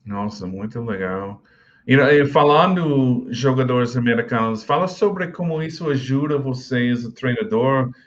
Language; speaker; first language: Portuguese; non-native, learner; English